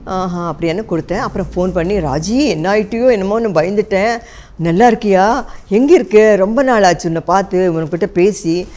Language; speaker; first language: Tamil; non-native, local second language; Telugu